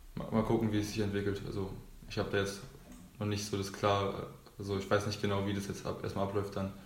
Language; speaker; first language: German; native; German